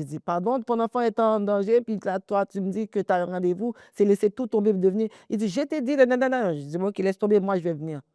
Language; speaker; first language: French; early bilingual, other home language; Haitian Creole